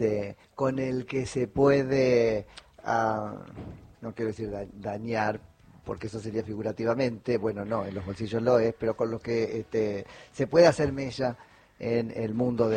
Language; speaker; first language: Spanish; native; Spanish